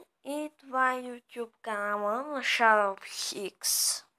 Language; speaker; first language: Bulgarian; native; Bulgarian